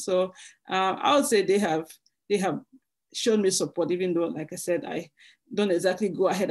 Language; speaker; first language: English; native; English